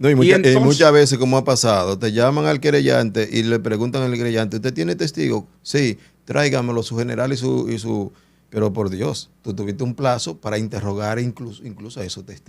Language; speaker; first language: Spanish; native; Spanish